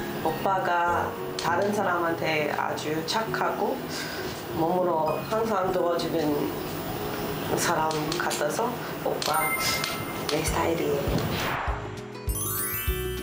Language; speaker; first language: Korean; non-native, learner; English